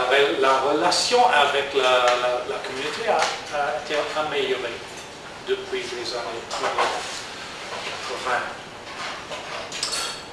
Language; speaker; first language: French; non-native, learner; English